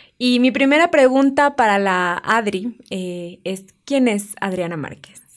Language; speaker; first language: Spanish; native; Spanish